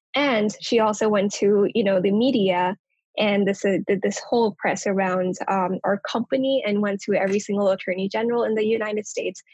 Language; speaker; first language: English; non-native, local second language; Nepali